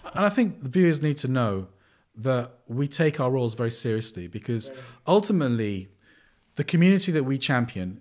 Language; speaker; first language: English; native; English